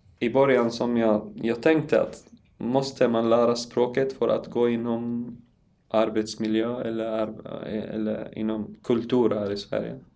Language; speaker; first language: Swedish; non-native, learner; Arabic